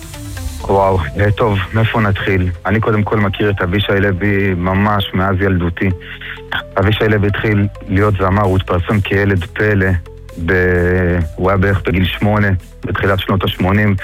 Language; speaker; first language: Hebrew; native; Hebrew